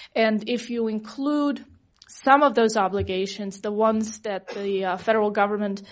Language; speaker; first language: English; non-native, fluent; German